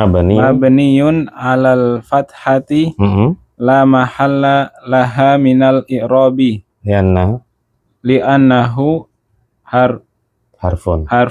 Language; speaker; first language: Arabic; non-native, learner; Indonesian